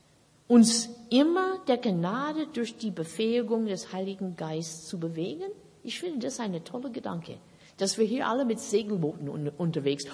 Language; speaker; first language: German; non-native, fluent; English